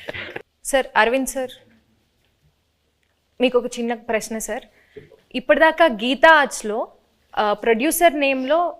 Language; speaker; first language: Telugu; native; Telugu